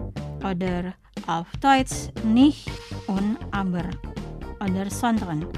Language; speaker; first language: German; non-native, fluent; Indonesian